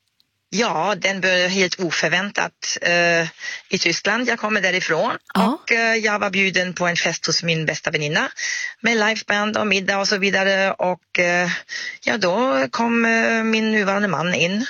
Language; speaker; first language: Swedish; non-native, fluent; German